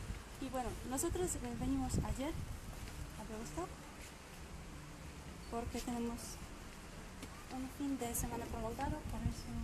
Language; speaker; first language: Spanish; non-native, fluent; Polish